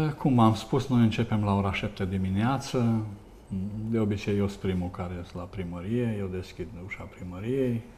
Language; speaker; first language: Romanian; non-native, local second language; Hungarian